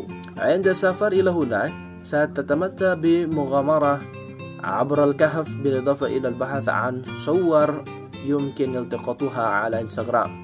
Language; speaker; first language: Arabic; non-native, fluent; Indonesian